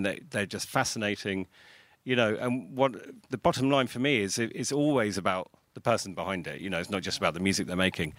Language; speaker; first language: English; native; English